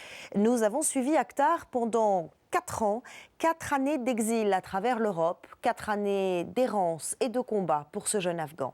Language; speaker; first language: French; native; French